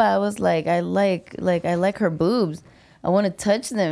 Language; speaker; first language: English; early bilingual, other home language; Spanish